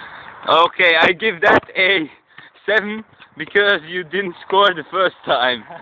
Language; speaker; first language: English; non-native, learner; Dutch